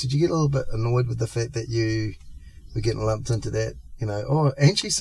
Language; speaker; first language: English; native; English